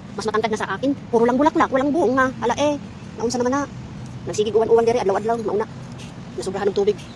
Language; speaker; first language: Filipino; non-native, local second language; Waray